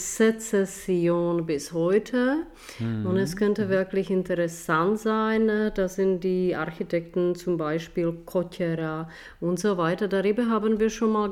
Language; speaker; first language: German; non-native, fluent; Czech